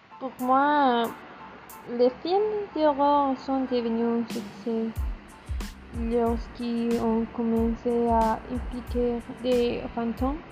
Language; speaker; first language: French; non-native, learner; Spanish